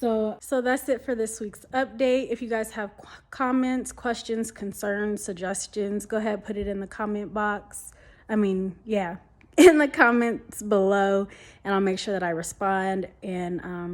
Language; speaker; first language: English; native; English